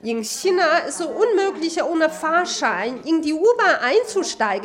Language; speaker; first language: German; non-native, fluent; Chinese